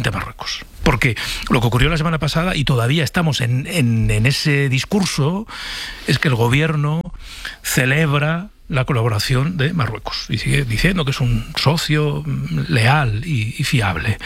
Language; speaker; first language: Spanish; native; Spanish